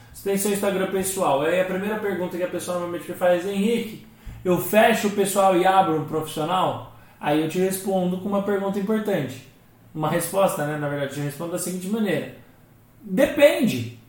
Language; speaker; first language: Portuguese; native; Portuguese